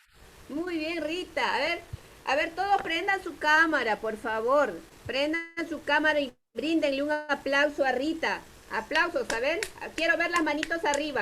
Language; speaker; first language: Spanish; native; Spanish